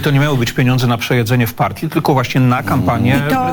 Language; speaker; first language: Polish; native; Polish